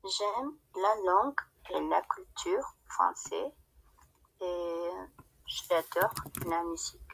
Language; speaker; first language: French; non-native, learner; Spanish